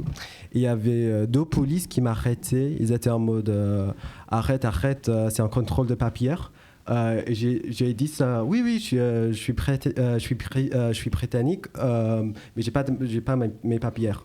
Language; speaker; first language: French; non-native, learner; English